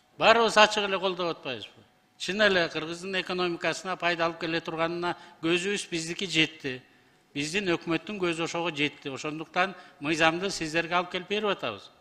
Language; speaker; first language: Kyrgyz; native; Kyrgyz